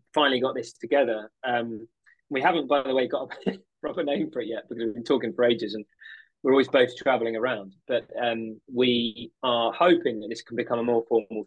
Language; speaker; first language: English; native; English